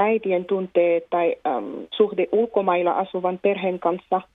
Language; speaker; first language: Finnish; non-native, fluent; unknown